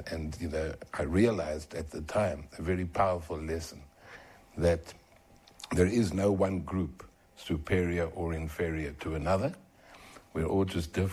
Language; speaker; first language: English; native; English